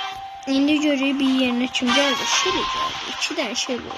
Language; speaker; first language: Turkish; non-native, learner; Azerbaijani